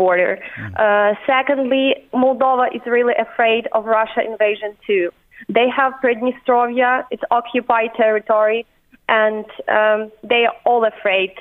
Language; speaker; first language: English; non-native, fluent; Ukrainian